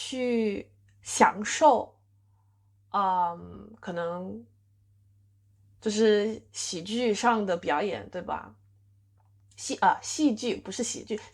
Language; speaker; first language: Chinese; non-native, fluent; English